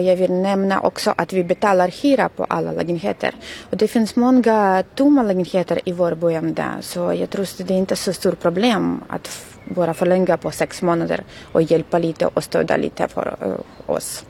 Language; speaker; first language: Swedish; non-native, fluent; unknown